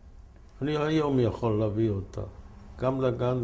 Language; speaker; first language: Hebrew; non-native, fluent; German